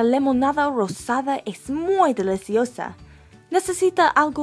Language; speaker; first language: Spanish; non-native, learner; English